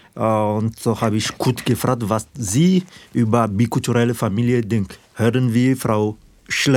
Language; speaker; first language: German; non-native, fluent; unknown